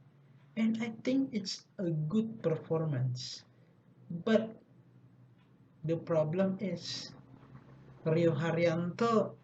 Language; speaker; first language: English; non-native, learner; Indonesian